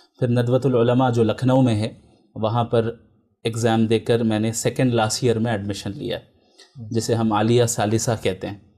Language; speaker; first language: Urdu; native; Urdu